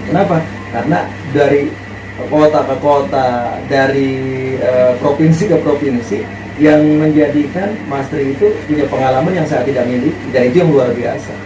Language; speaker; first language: Indonesian; native; Indonesian